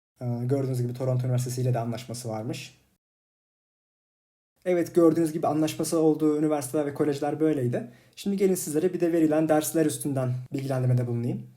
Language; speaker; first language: Turkish; native; Turkish